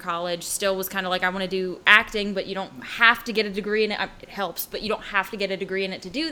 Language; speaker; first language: English; native; English